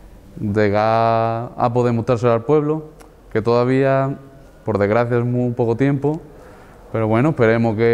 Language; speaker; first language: Spanish; native; Spanish